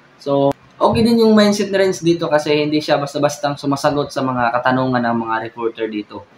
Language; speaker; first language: Filipino; non-native, local second language; Cebuano